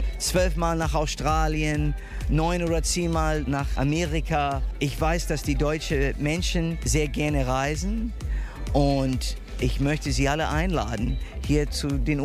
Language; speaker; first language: German; non-native, fluent; English